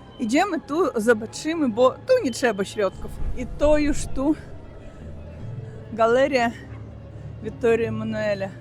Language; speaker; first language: Polish; non-native, learner; Russian